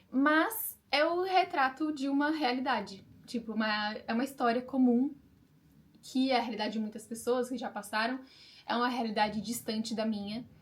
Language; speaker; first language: Portuguese; native; Portuguese